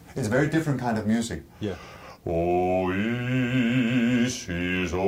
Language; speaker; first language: English; non-native, fluent; Danish